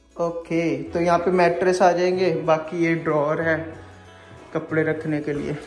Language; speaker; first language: Hindi; native; Hindi